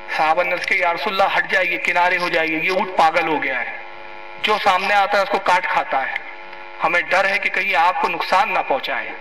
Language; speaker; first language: Urdu; native; Urdu